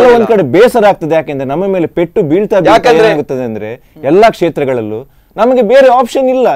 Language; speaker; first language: Kannada; non-native, local second language; Tulu